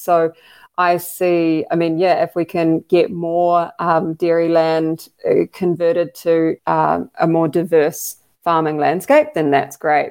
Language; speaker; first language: English; native; English